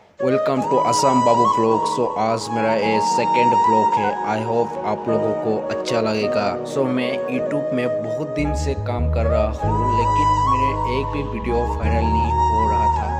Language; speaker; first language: Hindi; non-native, local second language; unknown